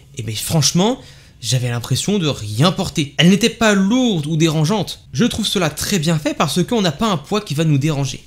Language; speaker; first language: French; native; French